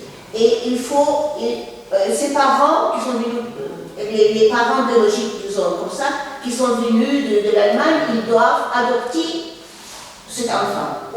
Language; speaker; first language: French; non-native, fluent; Russian